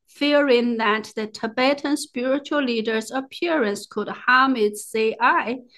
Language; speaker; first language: English; non-native, fluent; Chinese